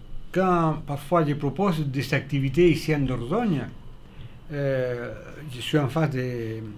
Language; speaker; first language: French; non-native, fluent; Spanish